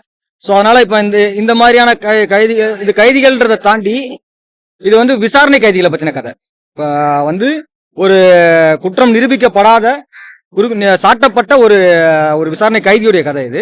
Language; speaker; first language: Tamil; native; Tamil